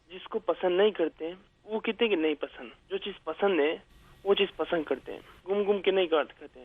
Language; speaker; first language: Hindi; early bilingual, other home language; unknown